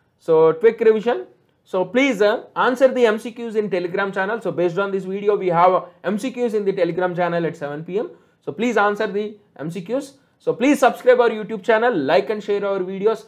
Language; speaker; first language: English; non-native, local second language; Telugu